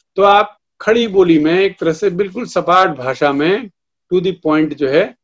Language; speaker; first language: Hindi; native; Hindi